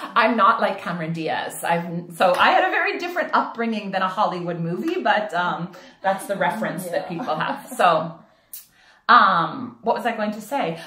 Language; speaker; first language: English; native; English